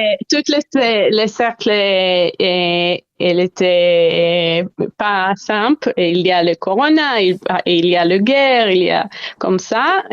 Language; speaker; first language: French; non-native, learner; Hebrew